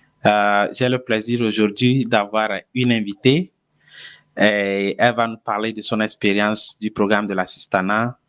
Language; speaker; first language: French; non-native, fluent; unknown